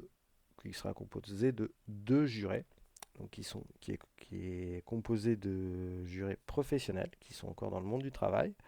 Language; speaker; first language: French; native; French